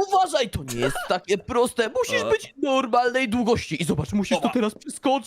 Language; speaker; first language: Polish; native; Polish